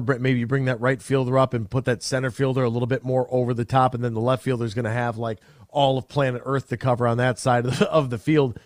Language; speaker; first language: English; native; English